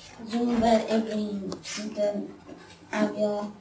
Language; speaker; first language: French; non-native, learner; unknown